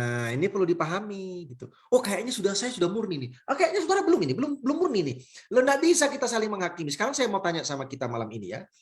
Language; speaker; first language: Indonesian; native; Indonesian